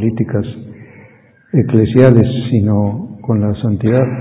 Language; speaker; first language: Spanish; native; Spanish